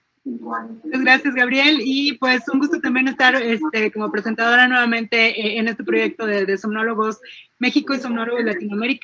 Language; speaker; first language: Spanish; native; Spanish